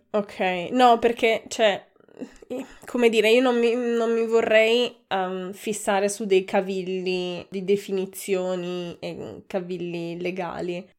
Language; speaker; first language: Italian; native; Italian